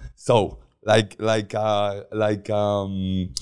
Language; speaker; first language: English; non-native, learner; Spanish